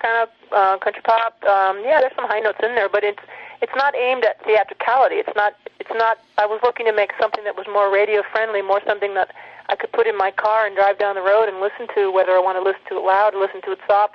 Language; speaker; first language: English; native; English